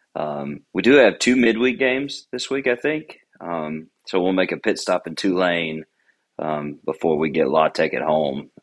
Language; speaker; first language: English; native; English